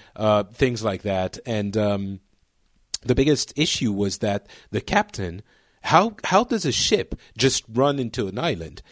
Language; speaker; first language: English; non-native, fluent; French